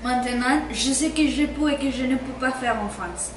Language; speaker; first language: French; non-native, learner; Spanish